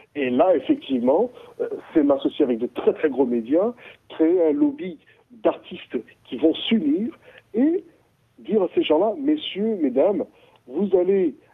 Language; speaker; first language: French; non-native, local second language; Sango